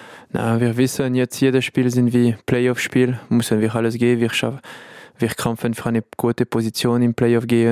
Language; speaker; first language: German; non-native, local second language; French